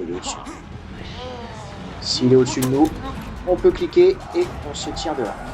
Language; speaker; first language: French; native; French